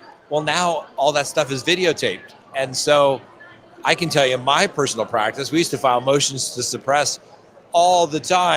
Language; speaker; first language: English; native; English